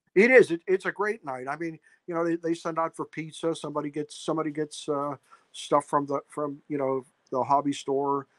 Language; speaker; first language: English; native; English